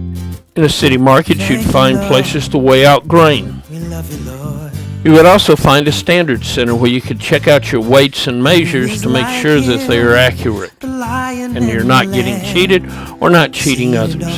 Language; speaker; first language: English; native; English